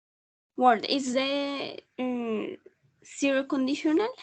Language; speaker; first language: English; non-native, learner; Spanish